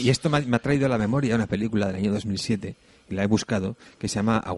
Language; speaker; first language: Spanish; native; Spanish